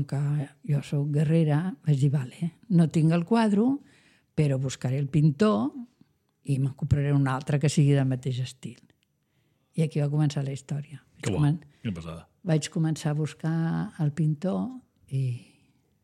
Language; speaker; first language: Catalan; non-native, local second language; Spanish